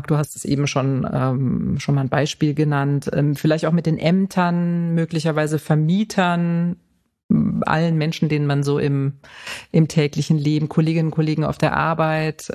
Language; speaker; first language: German; native; German